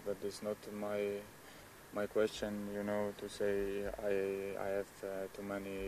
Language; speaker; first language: English; non-native, learner; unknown